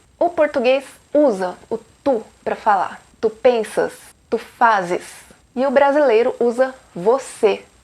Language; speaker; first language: Portuguese; native; Portuguese